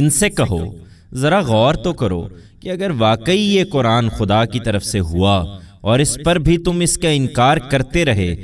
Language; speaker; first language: Urdu; native; Urdu